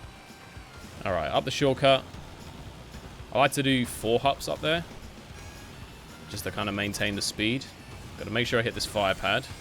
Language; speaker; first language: English; native; English